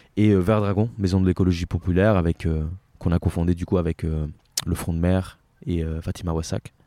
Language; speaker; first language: French; non-native, fluent; Italian